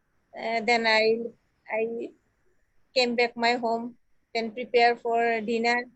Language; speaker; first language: English; non-native, learner; Assamese